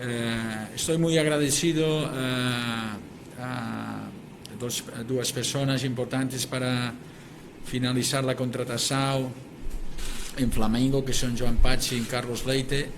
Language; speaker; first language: Portuguese; non-native, learner; Spanish